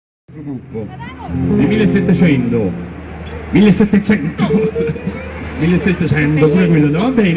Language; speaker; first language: Italian; native; Italian